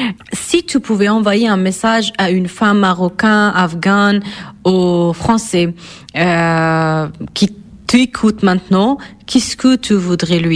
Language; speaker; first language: French; non-native, fluent; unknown